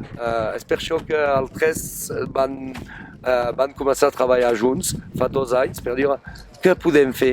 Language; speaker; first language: Catalan; non-native, fluent; French